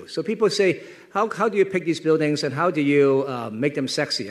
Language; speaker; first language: English; non-native, local second language; Cantonese